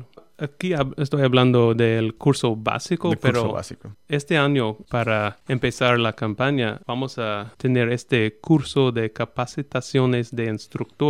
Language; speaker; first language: Spanish; non-native, fluent; English